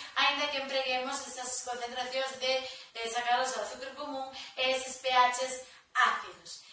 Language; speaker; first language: Spanish; non-native, local second language; Galician